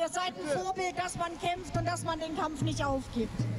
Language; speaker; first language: German; native; German